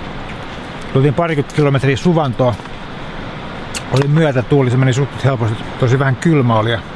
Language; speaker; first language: Finnish; native; Finnish